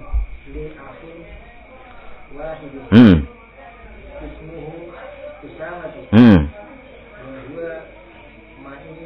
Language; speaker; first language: Arabic; non-native, learner; Indonesian